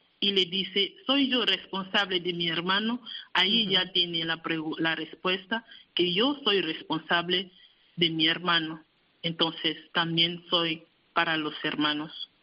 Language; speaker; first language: Spanish; non-native, fluent; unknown